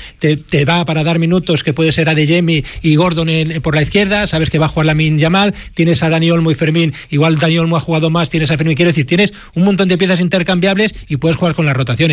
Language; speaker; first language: Spanish; native; Spanish